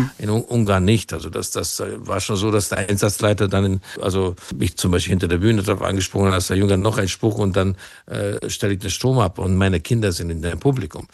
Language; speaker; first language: German; non-native, fluent; Hungarian